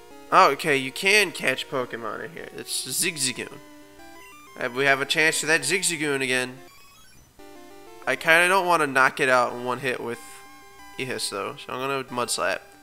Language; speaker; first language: English; native; English